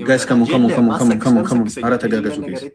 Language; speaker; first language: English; non-native, learner; Amharic